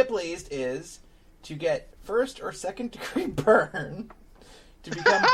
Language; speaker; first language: English; native; English